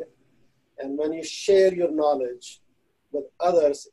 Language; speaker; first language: English; non-native, local second language; Hindi